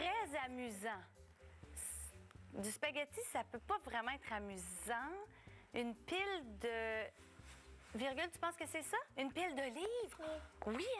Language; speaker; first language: French; native; French